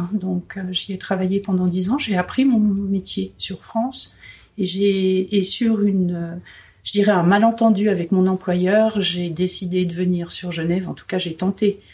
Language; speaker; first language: French; native; French